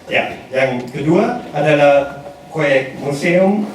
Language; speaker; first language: Indonesian; non-native, learner; German